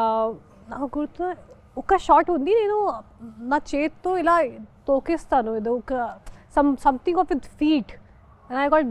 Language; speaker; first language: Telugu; non-native, fluent; Hindi